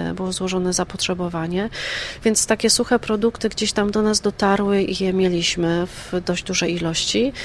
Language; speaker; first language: Polish; native; Polish